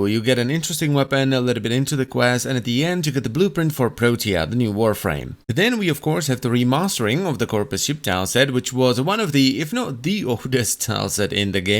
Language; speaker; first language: English; non-native, fluent; Czech